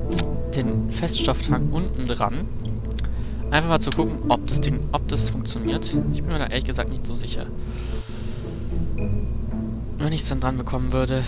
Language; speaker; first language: German; native; German